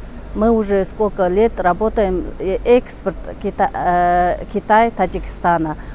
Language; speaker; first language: Russian; non-native, learner; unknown